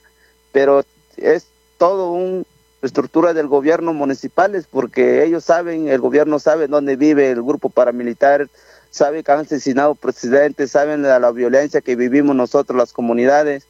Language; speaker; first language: Spanish; non-native, local second language; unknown